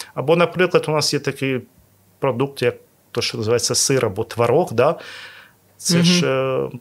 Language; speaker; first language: Ukrainian; non-native, local second language; Russian